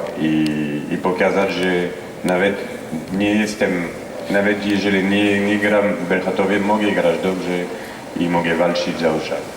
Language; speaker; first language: Polish; non-native, learner; French